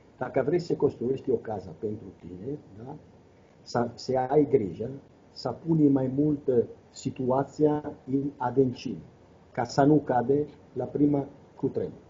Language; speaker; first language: Romanian; non-native, fluent; Italian